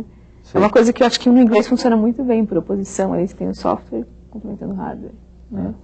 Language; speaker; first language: Portuguese; native; Portuguese